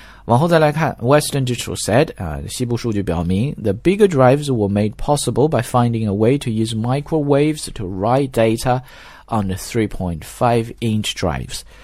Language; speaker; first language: English; non-native, fluent; Chinese